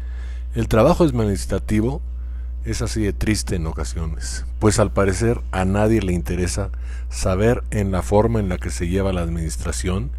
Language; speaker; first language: Spanish; native; Spanish